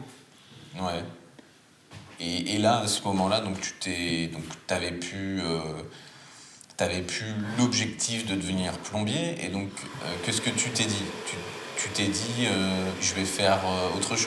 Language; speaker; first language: French; native; French